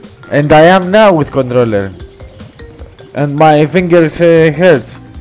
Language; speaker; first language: English; non-native, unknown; Greek